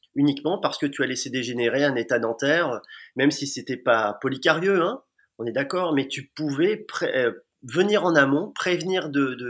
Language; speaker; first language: French; native; French